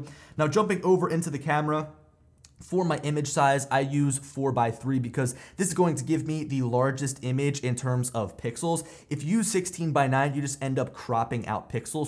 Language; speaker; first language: English; native; English